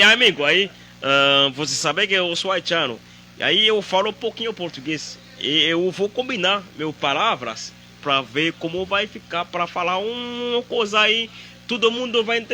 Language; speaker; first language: Portuguese; non-native, learner; Haitian Creole